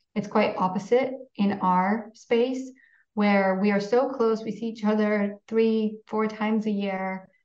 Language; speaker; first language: English; non-native, fluent; Polish